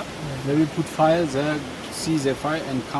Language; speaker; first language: English; non-native, learner; Tajik